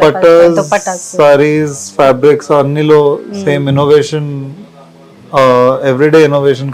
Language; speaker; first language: Telugu; non-native, local second language; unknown